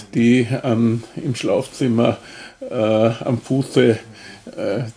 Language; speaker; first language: German; native; German